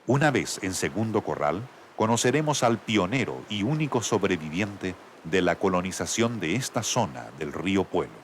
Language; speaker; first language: Spanish; native; Spanish